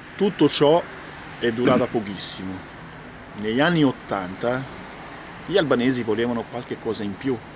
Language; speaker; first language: Italian; non-native, fluent; Albanian